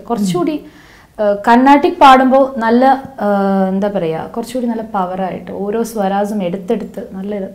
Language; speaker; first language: Malayalam; non-native, local second language; Hindi